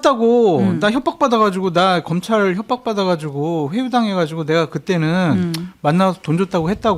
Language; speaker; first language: Korean; native; Korean